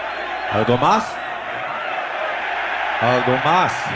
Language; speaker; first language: Spanish; non-native, learner; English